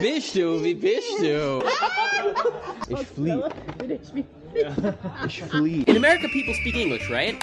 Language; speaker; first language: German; non-native, learner; English